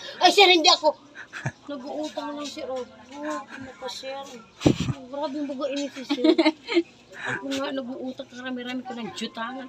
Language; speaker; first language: Filipino; non-native, local second language; Bikol